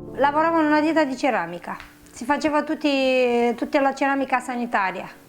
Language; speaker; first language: Italian; non-native, fluent; Romanian